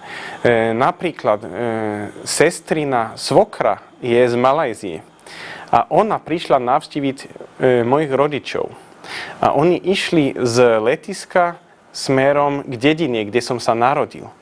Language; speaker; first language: Slovak; non-native, fluent; Swedish